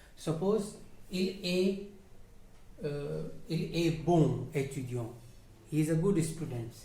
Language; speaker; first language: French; non-native, fluent; Hindi